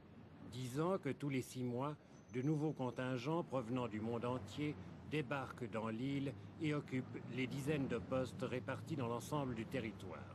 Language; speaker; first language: French; native; French